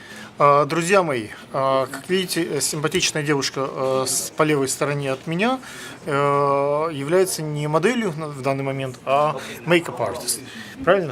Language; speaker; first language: Russian; native; Russian